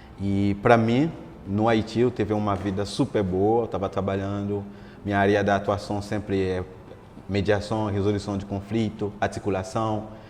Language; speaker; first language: Portuguese; non-native, fluent; Haitian Creole